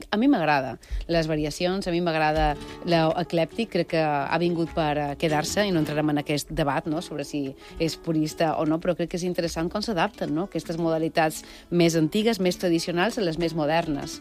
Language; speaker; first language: Catalan; native; Catalan